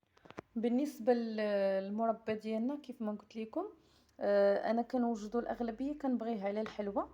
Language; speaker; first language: Arabic; native; Arabic